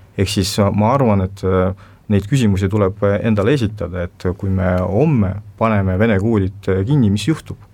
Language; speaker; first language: Estonian; non-native, local second language; Russian